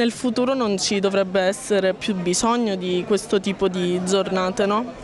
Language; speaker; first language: Italian; non-native, fluent; Ukrainian